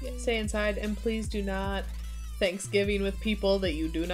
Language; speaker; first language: English; native; English